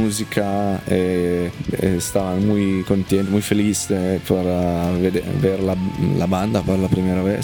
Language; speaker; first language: Spanish; non-native, learner; Italian